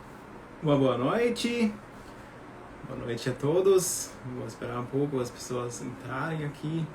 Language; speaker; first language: Portuguese; non-native, fluent; German